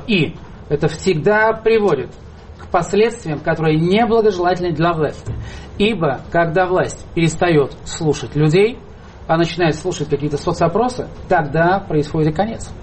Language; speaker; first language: Russian; native; Russian